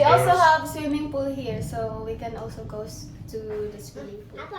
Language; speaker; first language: English; non-native, local second language; Filipino